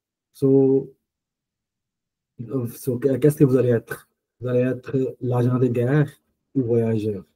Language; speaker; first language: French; non-native, fluent; Punjabi